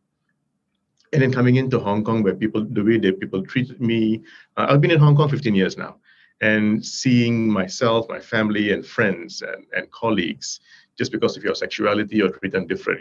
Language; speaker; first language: English; non-native, local second language; Tamil